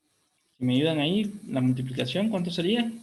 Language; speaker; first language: Spanish; native; Spanish